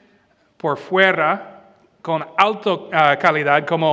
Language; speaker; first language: Spanish; non-native, fluent; English